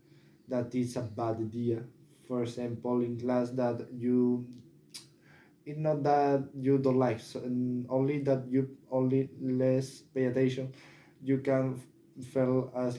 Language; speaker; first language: English; non-native, learner; Spanish